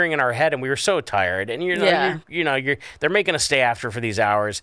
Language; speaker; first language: English; native; English